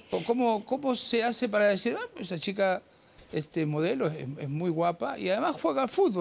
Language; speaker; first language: Spanish; native; Spanish